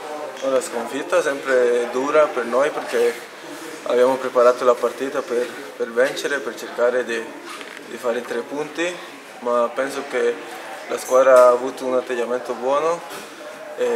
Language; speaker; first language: Italian; non-native, fluent; Spanish